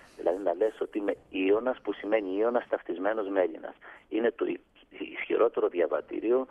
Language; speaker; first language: Greek; native; Greek